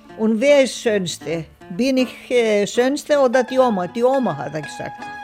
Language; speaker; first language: German; non-native, learner; Greek